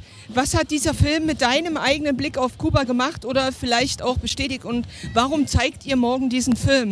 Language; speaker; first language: German; native; German